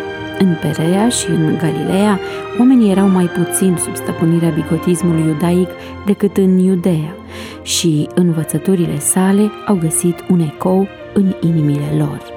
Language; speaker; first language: Romanian; native; Romanian